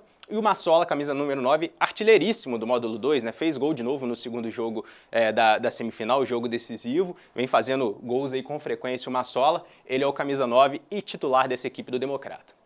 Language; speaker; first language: Portuguese; native; Portuguese